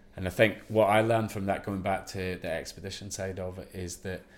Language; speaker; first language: English; native; English